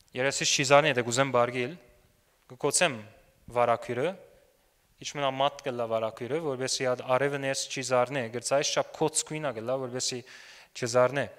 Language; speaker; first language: Armenian; early bilingual, heritage; Armenian